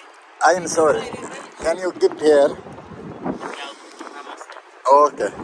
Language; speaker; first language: English; non-native, learner; Urdu